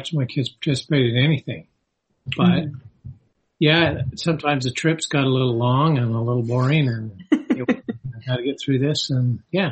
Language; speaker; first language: English; native; English